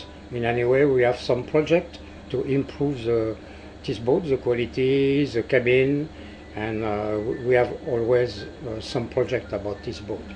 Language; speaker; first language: English; non-native, learner; French